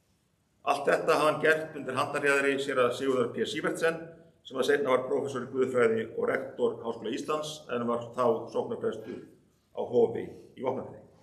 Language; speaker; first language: Icelandic; native; Icelandic